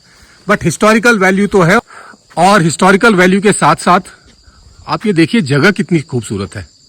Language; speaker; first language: Hindi; native; Hindi